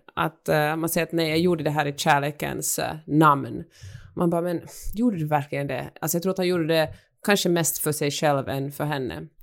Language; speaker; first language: Swedish; native; Swedish